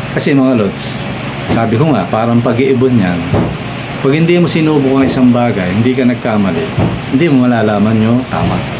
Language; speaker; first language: Filipino; non-native, local second language; Pampanga